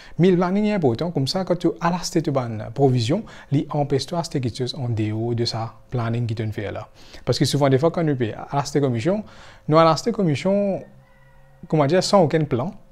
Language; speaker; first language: French; non-native, local second language; Morisyen